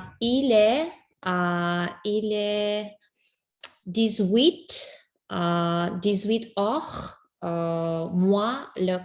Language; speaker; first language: French; non-native, learner; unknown